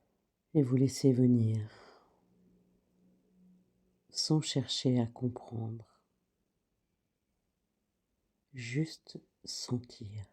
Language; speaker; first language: French; native; French